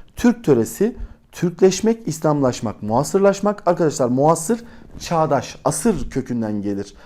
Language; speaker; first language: Turkish; native; Turkish